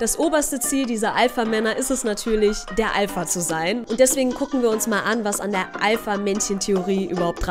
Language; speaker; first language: German; native; German